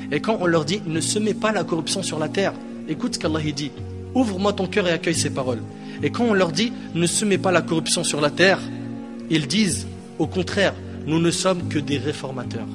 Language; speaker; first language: French; native; French